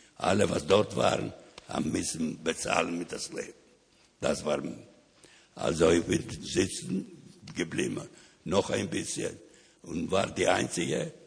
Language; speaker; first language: German; non-native, learner; Ladino